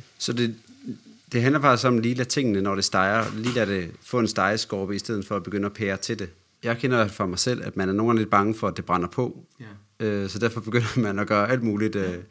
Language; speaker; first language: Danish; native; Danish